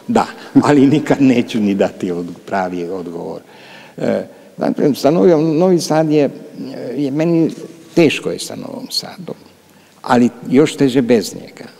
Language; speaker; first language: Croatian; non-native, local second language; Hungarian